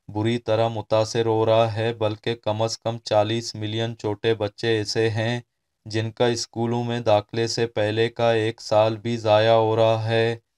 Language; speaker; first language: Urdu; non-native, local second language; Baluchi